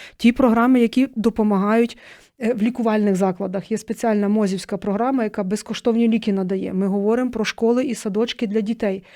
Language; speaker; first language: Ukrainian; native; Ukrainian